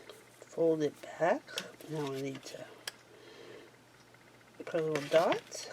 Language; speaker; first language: English; native; English